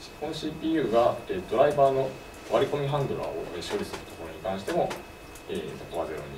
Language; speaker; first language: Japanese; native; Japanese